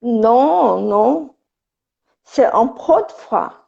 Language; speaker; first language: French; non-native, learner; Portuguese